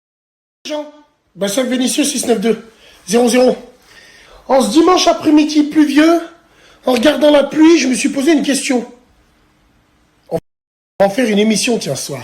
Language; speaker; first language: French; native; French